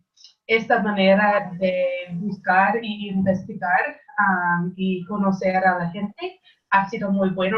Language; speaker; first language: Spanish; non-native, learner; English